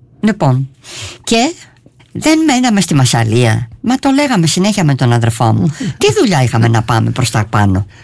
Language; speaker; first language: Greek; early bilingual, heritage; Greek